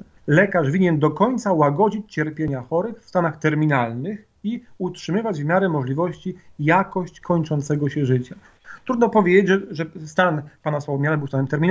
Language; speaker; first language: Polish; native; Polish